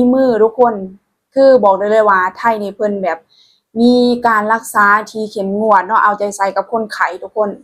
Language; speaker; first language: Thai; non-native, local second language; Lao